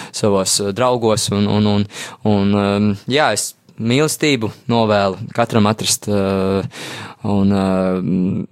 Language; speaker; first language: Latvian; native; Latvian